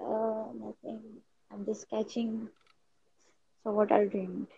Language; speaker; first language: English; non-native, learner; Gujarati